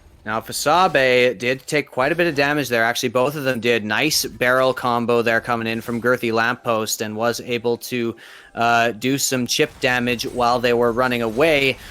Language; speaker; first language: English; native; English